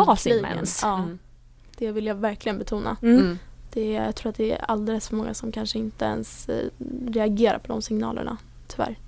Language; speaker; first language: Swedish; native; Swedish